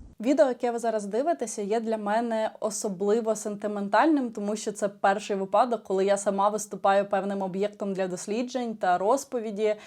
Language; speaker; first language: Ukrainian; non-native, local second language; Russian